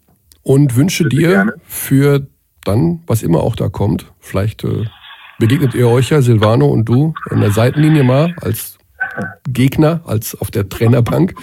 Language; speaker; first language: German; native; German